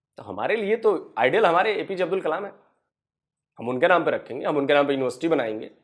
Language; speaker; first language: Hindi; native; Hindi